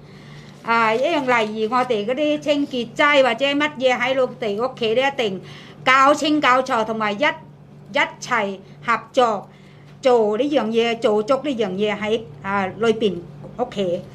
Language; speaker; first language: Cantonese; non-native, fluent; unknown